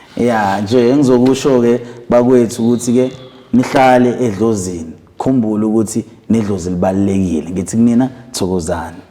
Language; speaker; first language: Zulu; native; Zulu